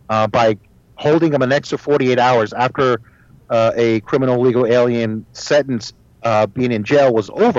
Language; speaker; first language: English; early bilingual, other home language; Spanish